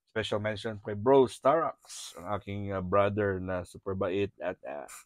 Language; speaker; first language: Filipino; non-native, local second language; Hiligaynon